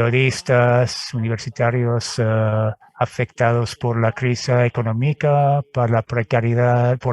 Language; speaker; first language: Spanish; non-native, fluent; French